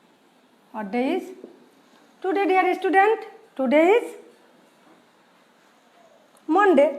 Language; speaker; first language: English; non-native, learner; Bangla